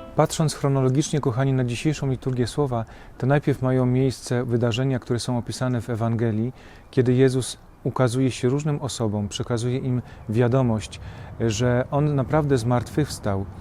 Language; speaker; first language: Polish; native; Polish